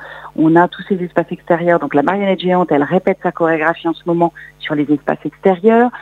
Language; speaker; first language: French; native; French